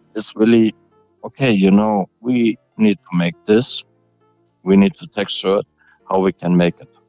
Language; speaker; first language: English; non-native, fluent; German